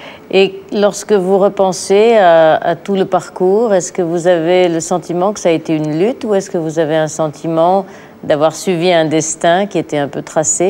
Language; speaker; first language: French; native; French